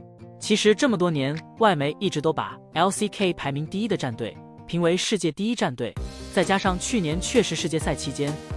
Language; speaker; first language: Chinese; native; Chinese